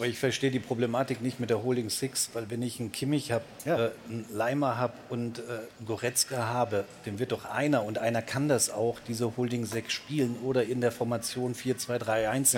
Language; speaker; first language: German; native; German